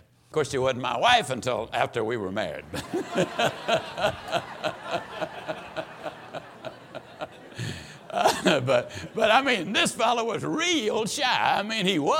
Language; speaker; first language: English; native; English